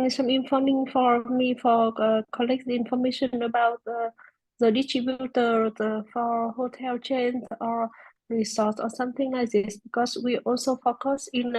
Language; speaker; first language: English; non-native, learner; Vietnamese